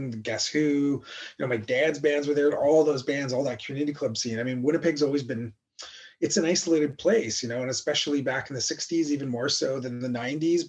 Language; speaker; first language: English; native; English